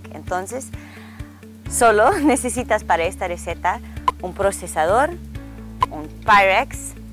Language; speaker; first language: Spanish; non-native, fluent; English